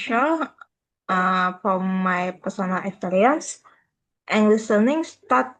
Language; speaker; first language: English; non-native, learner; Indonesian